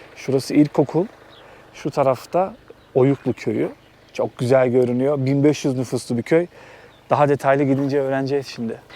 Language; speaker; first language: Turkish; native; Turkish